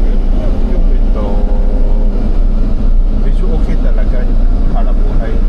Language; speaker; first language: Filipino; non-native, learner; Chinese